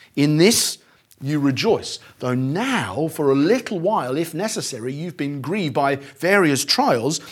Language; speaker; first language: English; native; English